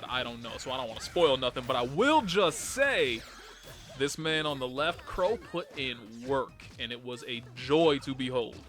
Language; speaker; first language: English; native; English